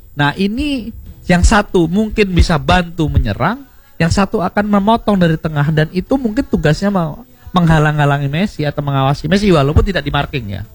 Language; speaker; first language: Indonesian; native; Indonesian